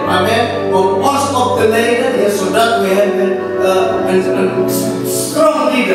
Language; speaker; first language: Dutch; non-native, fluent; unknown